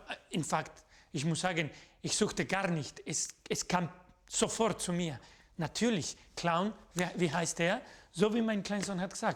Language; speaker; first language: German; non-native, fluent; Spanish